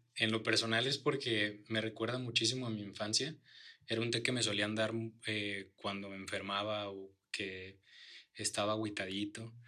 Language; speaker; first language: Spanish; native; Spanish